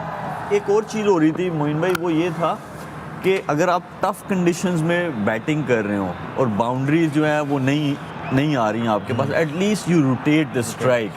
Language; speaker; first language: Urdu; native; Urdu